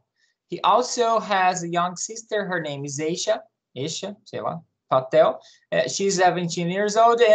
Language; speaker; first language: English; non-native, fluent; Portuguese